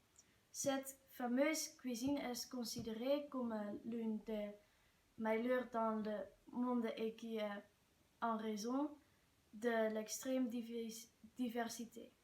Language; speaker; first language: French; non-native, learner; Dutch